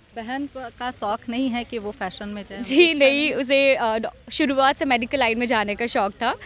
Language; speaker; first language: Hindi; native; Hindi